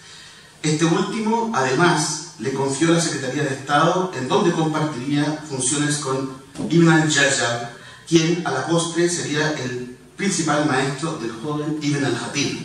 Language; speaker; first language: Spanish; native; Spanish